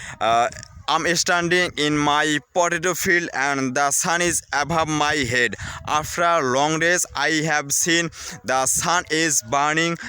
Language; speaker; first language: English; non-native, learner; Bangla